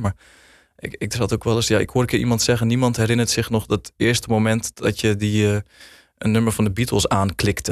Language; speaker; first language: Dutch; native; Dutch